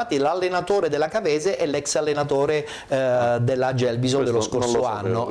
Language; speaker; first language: Italian; native; Italian